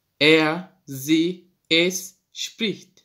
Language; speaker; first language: German; non-native, fluent; Turkish